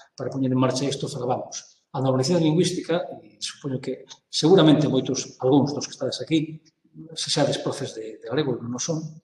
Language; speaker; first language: Galician; non-native, local second language; Spanish